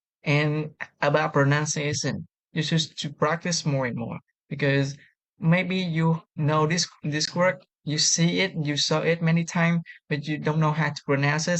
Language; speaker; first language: English; non-native, learner; Vietnamese